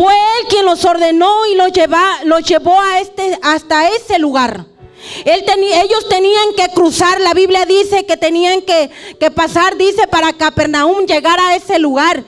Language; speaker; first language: Spanish; native; Spanish